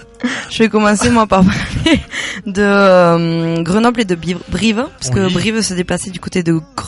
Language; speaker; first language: French; native; French